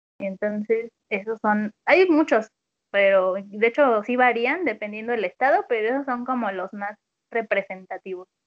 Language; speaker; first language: Spanish; native; Spanish